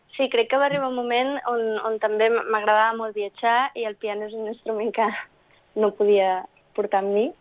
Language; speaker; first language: Catalan; early bilingual, other home language; English